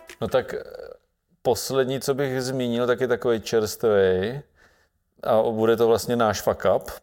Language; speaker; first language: Czech; native; Czech